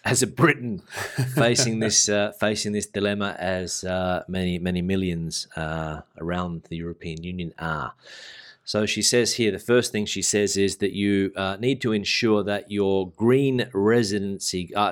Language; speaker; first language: English; native; English